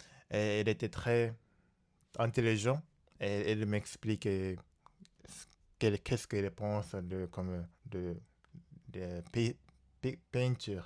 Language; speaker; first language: French; non-native, learner; Japanese